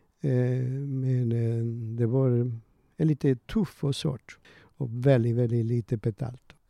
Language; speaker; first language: Swedish; non-native, learner; Spanish